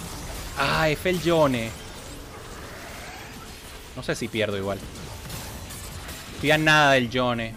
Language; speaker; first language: Spanish; native; Spanish